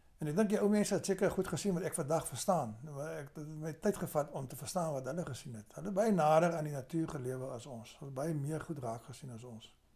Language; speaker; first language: Afrikaans; native; Afrikaans